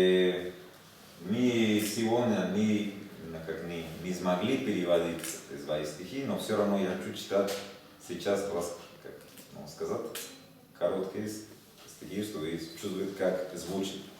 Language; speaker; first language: Russian; non-native, learner; Spanish